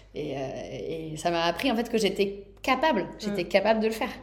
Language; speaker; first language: French; native; French